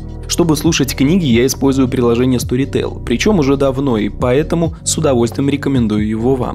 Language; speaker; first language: Russian; native; Russian